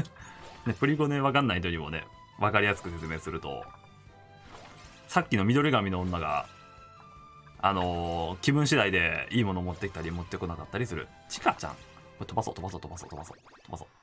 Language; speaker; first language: Japanese; native; Japanese